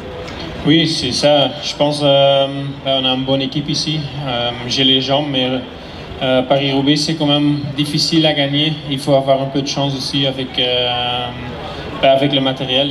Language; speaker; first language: French; non-native, fluent; Dutch